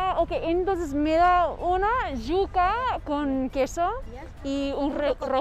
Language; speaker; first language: Spanish; non-native, fluent; English